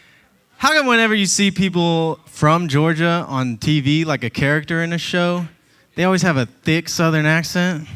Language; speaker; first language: English; native; English